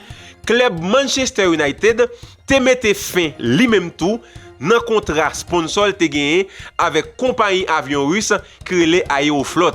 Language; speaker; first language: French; non-native, local second language; Haitian Creole